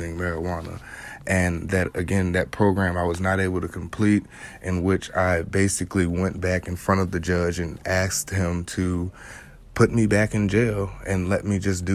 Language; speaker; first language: English; native; English